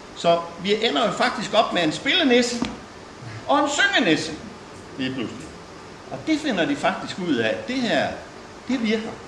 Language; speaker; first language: Danish; native; Danish